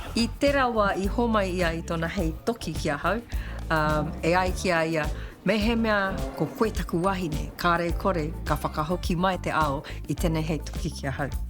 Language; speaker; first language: Māori; non-native, learner; Indonesian